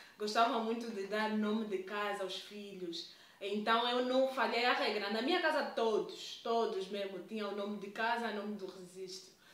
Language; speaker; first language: Portuguese; native; Portuguese